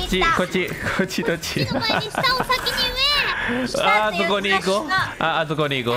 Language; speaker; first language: Japanese; non-native, learner; Thai